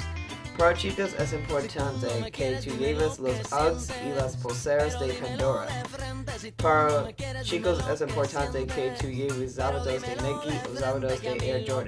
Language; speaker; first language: Spanish; non-native, learner; English